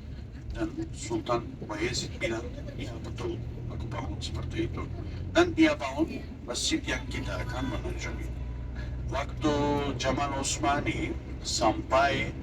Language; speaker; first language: Indonesian; non-native, fluent; Turkish